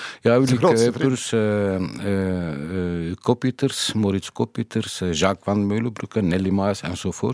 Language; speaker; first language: Dutch; non-native, fluent; Kurdish